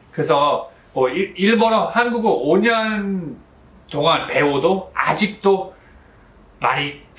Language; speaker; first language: Korean; non-native, fluent; English